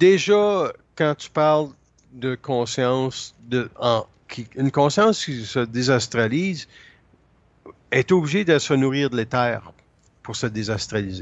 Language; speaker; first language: French; native; French